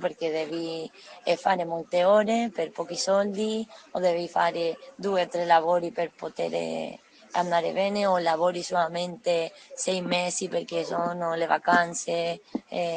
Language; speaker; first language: Italian; non-native, learner; Spanish